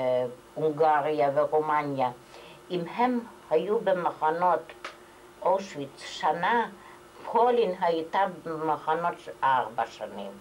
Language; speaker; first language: Hebrew; non-native, fluent; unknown